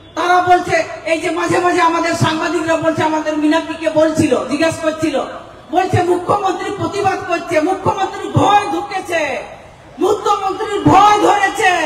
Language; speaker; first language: Bangla; non-native, local second language; Santali